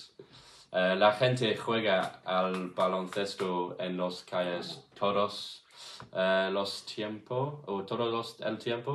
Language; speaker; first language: Spanish; non-native, learner; English